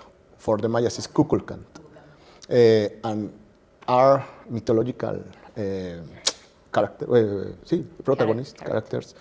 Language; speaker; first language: English; non-native, learner; Spanish